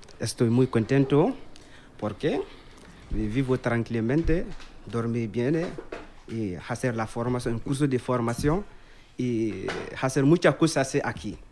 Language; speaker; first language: Spanish; non-native, learner; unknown